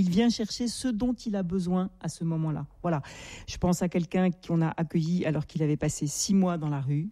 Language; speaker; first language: French; native; French